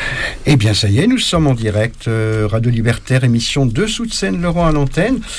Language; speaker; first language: French; native; French